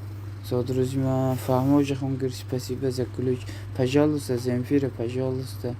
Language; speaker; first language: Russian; non-native, learner; Tajik